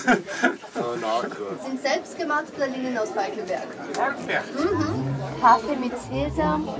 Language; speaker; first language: German; non-native, local second language; Portuguese